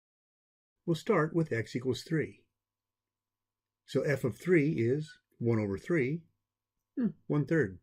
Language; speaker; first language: English; native; English